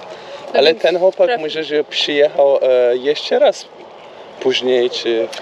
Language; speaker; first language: Polish; non-native, learner; Turkish